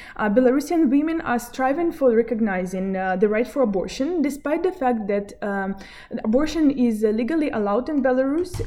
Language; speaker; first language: English; non-native, fluent; Belarusian